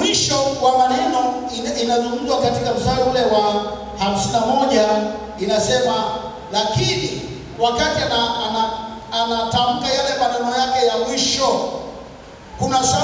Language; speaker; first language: Swahili; native; Swahili